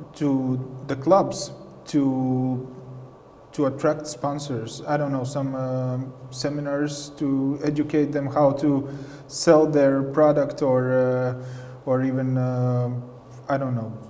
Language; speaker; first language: English; non-native, fluent; Latvian